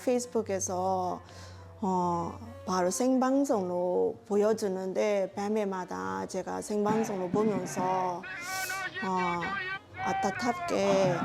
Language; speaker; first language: Korean; non-native, learner; Burmese